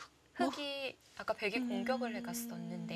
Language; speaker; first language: Korean; native; Korean